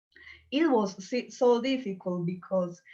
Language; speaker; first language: English; non-native, learner; Spanish